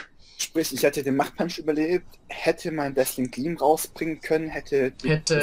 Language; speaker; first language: German; native; German